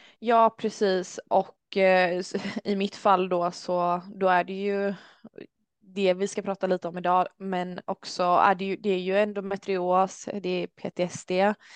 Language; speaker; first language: Swedish; early bilingual, other home language; Albanian